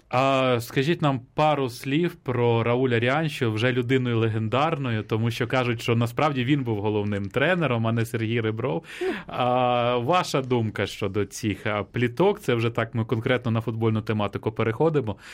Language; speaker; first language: Ukrainian; native; Ukrainian